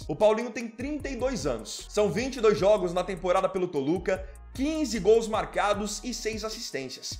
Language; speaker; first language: Portuguese; native; Portuguese